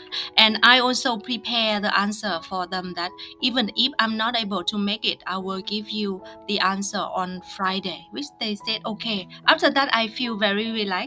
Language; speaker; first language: English; non-native, fluent; Vietnamese